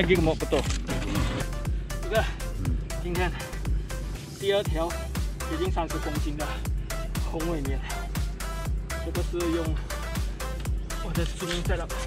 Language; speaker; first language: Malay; non-native, local second language; Chinese